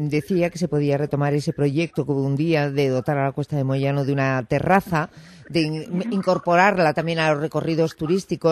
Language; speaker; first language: Spanish; native; Spanish